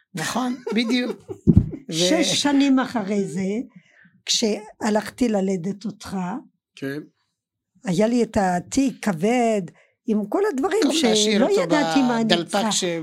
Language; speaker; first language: Hebrew; non-native, fluent; French